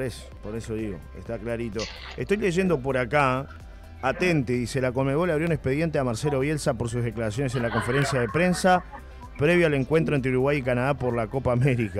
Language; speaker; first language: Spanish; native; Spanish